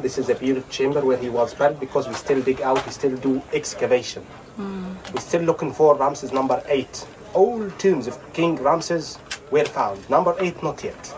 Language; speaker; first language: English; non-native, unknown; Arabic